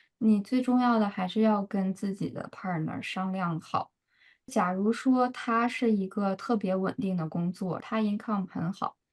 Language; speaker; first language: Chinese; native; Chinese